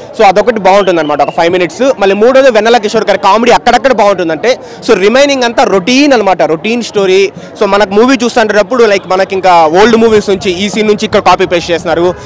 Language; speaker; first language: Telugu; native; Telugu